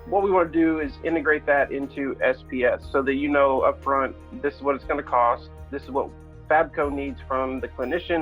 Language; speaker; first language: English; native; English